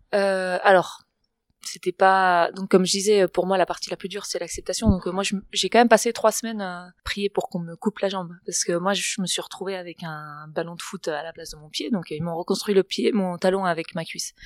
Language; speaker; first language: French; non-native, fluent; Spanish